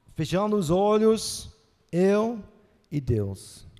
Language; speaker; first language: Portuguese; non-native, fluent; Dutch